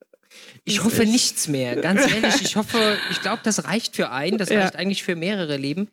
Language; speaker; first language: German; native; German